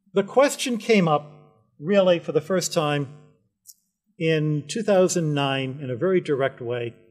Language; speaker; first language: English; native; English